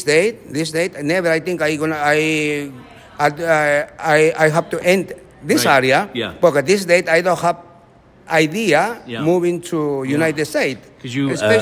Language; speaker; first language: English; non-native, learner; Spanish